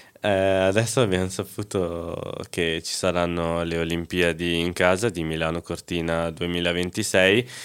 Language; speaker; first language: Italian; native; Italian